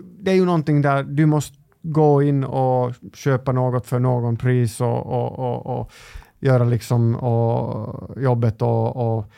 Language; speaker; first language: Swedish; non-native, local second language; Finnish